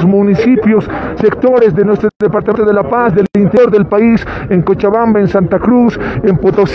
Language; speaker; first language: Spanish; native; Spanish